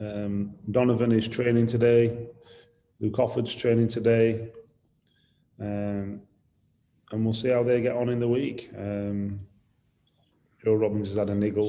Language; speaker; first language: English; native; English